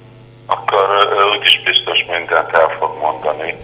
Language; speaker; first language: Hungarian; non-native, fluent; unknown